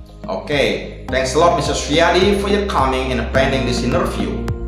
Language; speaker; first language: English; non-native, fluent; Indonesian